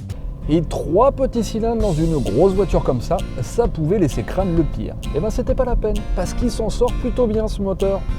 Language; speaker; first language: French; native; French